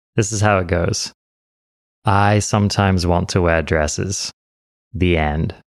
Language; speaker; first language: English; native; English